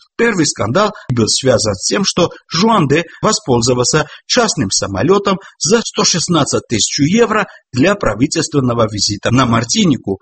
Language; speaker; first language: Russian; non-native, local second language; Georgian